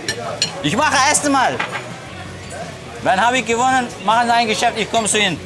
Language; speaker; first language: German; non-native, learner; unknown